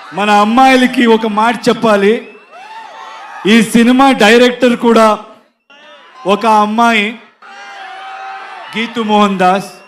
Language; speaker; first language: Telugu; non-native, local second language; Kannada